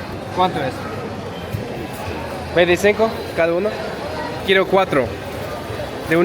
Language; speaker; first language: Spanish; non-native, learner; English